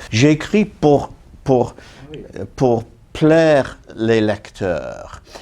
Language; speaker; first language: French; non-native, fluent; English